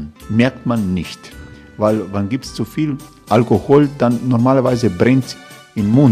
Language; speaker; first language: German; non-native, learner; Croatian